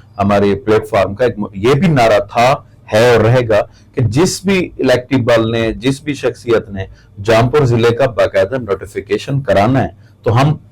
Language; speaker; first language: Urdu; non-native, local second language; Saraiki